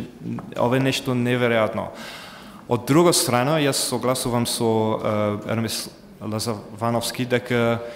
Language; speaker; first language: Macedonian; non-native, fluent; English